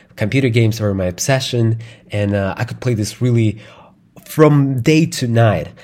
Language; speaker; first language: English; non-native, fluent; Russian